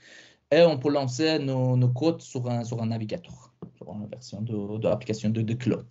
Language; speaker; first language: French; non-native, fluent; Persian